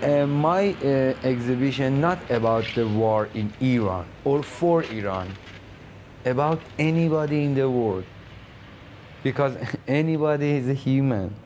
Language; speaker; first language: English; non-native, learner; Persian